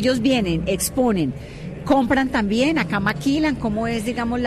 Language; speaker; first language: Spanish; native; Spanish